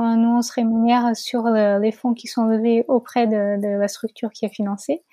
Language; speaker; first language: French; non-native, fluent; Portuguese